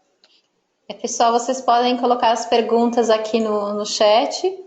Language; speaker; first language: Portuguese; native; Portuguese